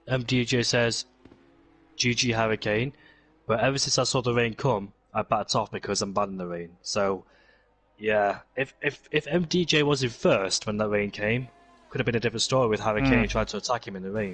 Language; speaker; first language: English; native; English